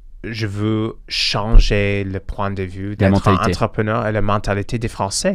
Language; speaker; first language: French; non-native, fluent; English